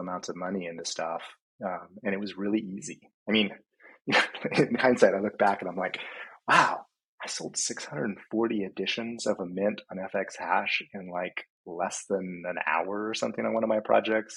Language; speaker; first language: English; native; English